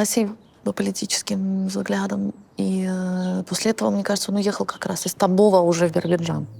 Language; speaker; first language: Russian; native; Russian